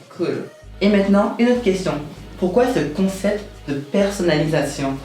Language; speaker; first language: French; native; French